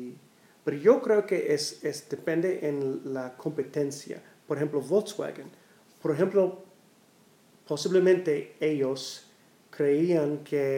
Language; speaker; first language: Spanish; non-native, learner; English